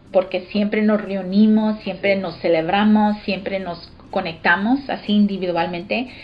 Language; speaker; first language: Spanish; early bilingual, heritage; Spanish